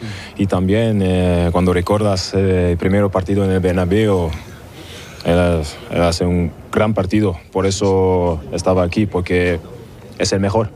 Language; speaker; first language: Spanish; non-native, learner; German